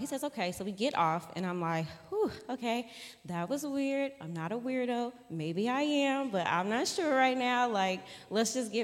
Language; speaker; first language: English; native; English